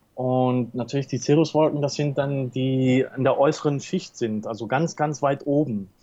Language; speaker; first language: German; early bilingual, heritage; Spanish